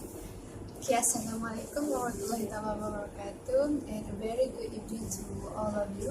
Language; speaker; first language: English; non-native, local second language; Malay